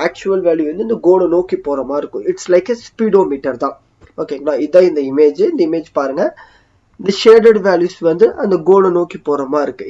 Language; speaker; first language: Tamil; native; Tamil